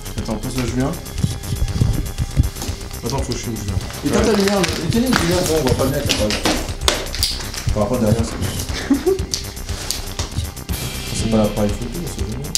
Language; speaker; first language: French; native; French